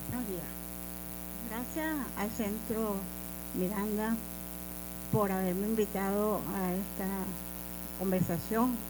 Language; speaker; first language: Spanish; native; Spanish